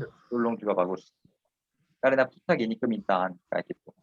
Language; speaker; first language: Indonesian; non-native, fluent; Korean